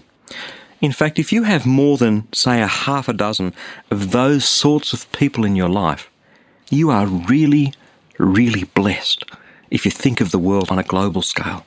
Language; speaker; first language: English; native; English